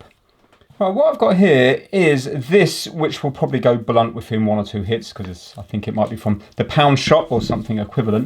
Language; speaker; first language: English; native; English